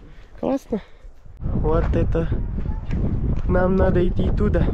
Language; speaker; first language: Russian; non-native, learner; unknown